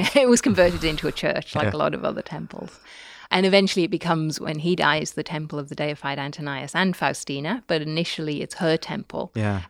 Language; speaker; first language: English; native; English